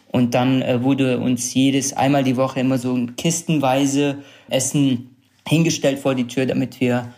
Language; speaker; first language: German; early bilingual, other home language; Kurdish